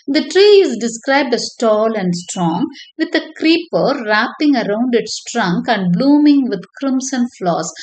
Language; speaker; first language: English; non-native, local second language; Tamil